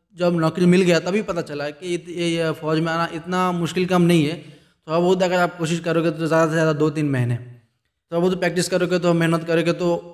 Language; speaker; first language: Hindi; non-native, local second language; Bangla